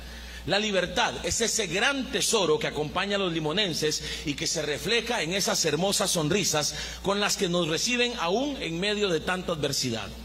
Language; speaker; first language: Spanish; native; Spanish